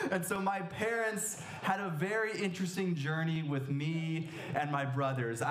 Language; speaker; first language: English; native; English